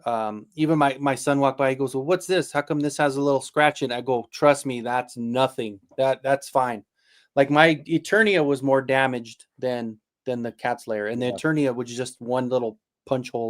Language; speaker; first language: English; native; English